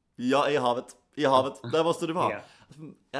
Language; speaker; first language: Swedish; native; Swedish